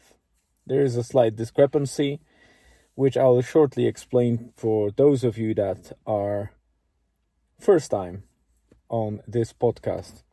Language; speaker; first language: English; non-native, fluent; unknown